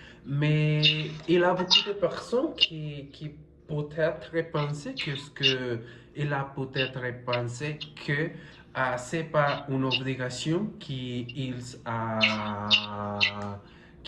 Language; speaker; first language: French; non-native, learner; Spanish